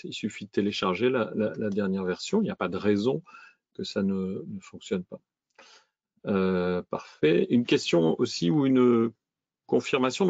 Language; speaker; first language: French; native; French